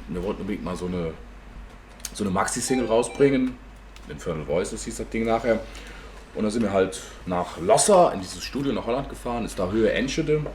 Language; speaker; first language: German; native; German